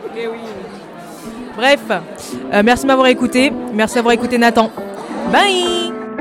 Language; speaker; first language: French; native; French